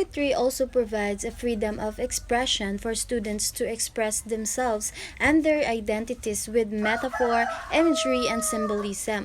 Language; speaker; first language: English; non-native, fluent; Filipino